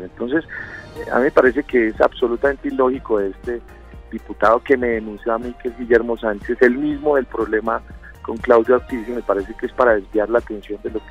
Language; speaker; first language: Spanish; native; Spanish